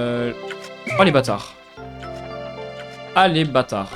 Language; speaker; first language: French; native; French